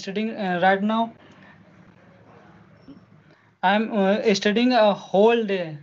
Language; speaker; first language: English; non-native, learner; Hindi